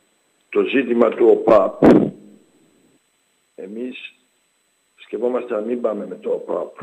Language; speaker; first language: Greek; early bilingual, heritage; English